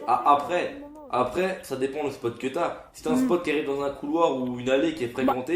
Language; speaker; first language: French; native; French